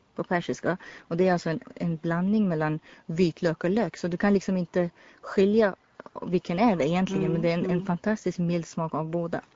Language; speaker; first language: Swedish; non-native, fluent; Persian